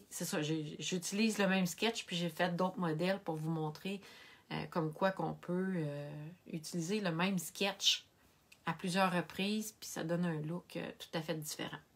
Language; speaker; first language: French; native; French